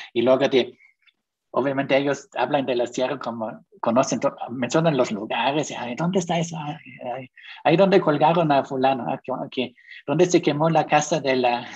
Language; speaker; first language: Spanish; non-native, fluent; German